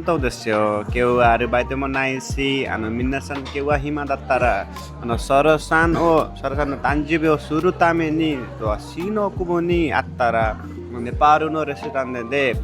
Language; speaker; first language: Japanese; non-native, learner; Nepali